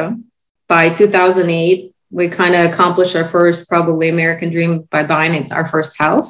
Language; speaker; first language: English; non-native, fluent; Russian